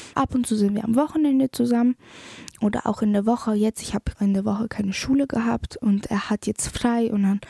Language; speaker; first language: German; early bilingual, other home language; Polish